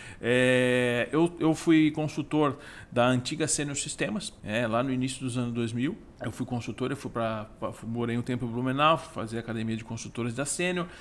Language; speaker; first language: Portuguese; native; Portuguese